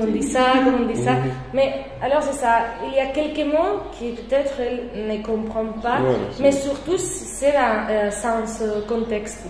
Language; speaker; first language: French; non-native, fluent; Spanish